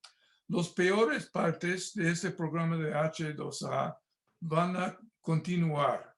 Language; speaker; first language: Spanish; non-native, fluent; English